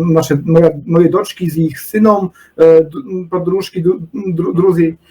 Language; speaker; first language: Polish; non-native, learner; Ukrainian